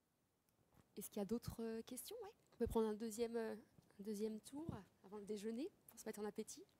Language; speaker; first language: French; native; French